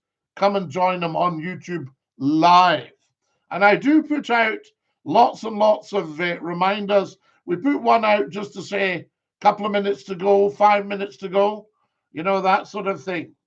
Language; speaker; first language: English; native; English